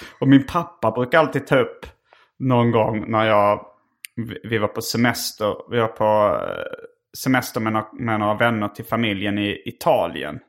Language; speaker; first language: Swedish; native; Swedish